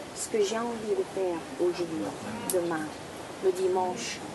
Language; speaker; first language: French; non-native, fluent; English